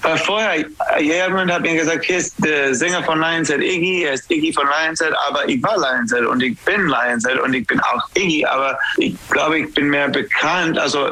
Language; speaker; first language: German; non-native, learner; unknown